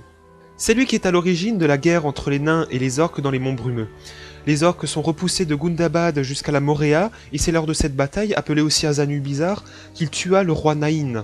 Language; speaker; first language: French; native; French